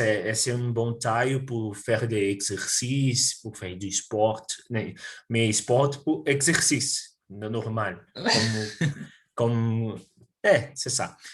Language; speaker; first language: French; non-native, learner; Portuguese